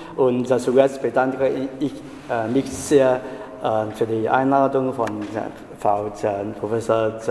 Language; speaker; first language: German; non-native, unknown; Chinese